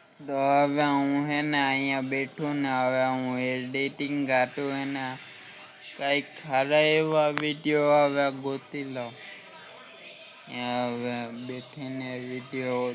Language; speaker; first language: Gujarati; native; Gujarati